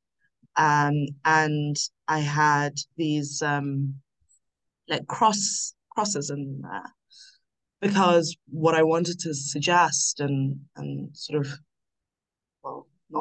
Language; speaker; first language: English; non-native, local second language; North Ndebele